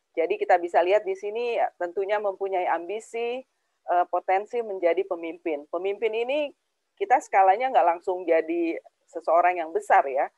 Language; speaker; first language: Indonesian; native; Indonesian